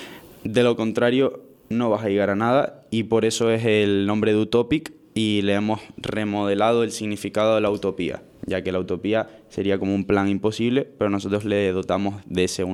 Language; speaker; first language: Spanish; native; Spanish